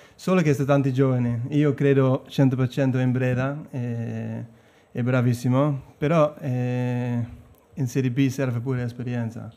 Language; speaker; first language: Italian; non-native, fluent; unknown